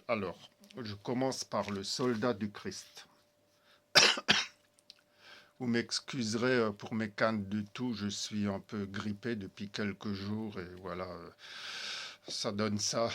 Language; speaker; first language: French; native; French